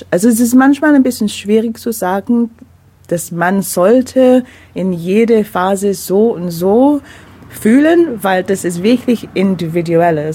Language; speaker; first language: German; non-native, fluent; English